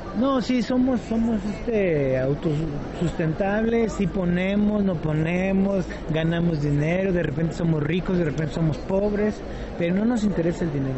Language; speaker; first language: Spanish; native; Spanish